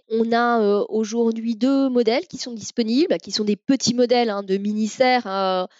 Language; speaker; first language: French; native; French